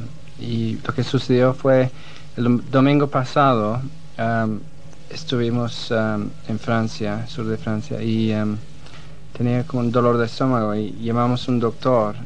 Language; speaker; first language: Spanish; non-native, fluent; English